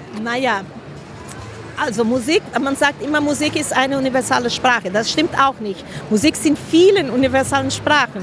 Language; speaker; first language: German; non-native, fluent; Spanish